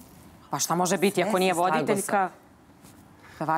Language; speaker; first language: Serbian; native; Serbian